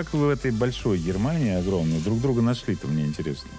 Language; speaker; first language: Russian; native; Russian